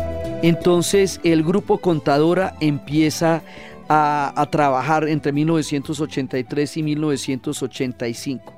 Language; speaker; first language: Spanish; native; Spanish